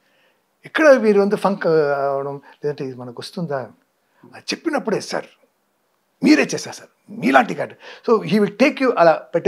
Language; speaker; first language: Telugu; non-native, fluent; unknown